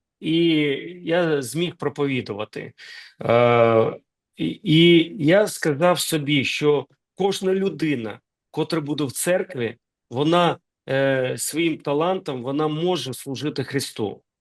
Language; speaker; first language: Ukrainian; non-native, local second language; Russian